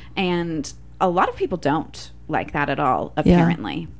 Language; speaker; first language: English; native; English